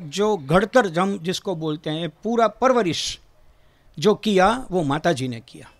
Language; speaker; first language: Hindi; non-native, local second language; Gujarati